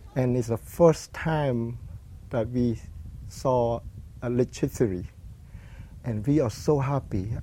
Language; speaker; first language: English; non-native, fluent; Khmer